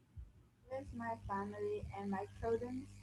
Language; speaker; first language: English; non-native, learner; Vietnamese